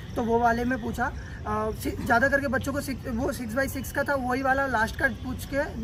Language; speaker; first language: Hindi; non-native, local second language; Marathi